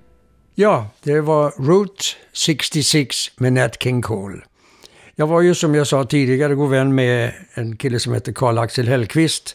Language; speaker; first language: Swedish; native; Swedish